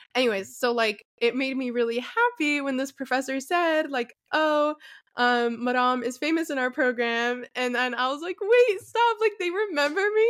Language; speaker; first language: English; early bilingual, other home language; Arabic